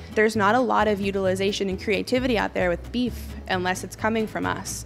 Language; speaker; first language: English; native; English